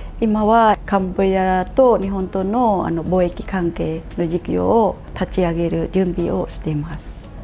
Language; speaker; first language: Japanese; non-native, fluent; Khmer